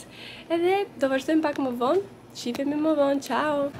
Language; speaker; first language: Albanian; early bilingual, heritage; Albanian